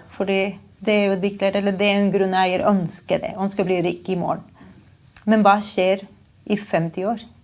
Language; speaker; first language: Norwegian; non-native, fluent; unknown